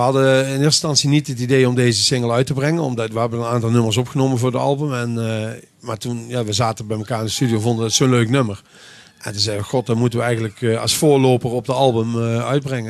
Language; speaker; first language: Dutch; native; Dutch